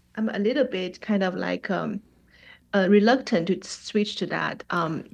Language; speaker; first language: English; non-native, fluent; Chinese